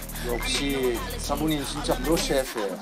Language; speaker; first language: Korean; non-native, learner; Italian